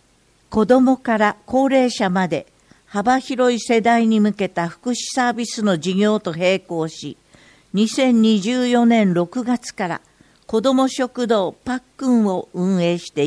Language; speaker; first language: Japanese; native; Japanese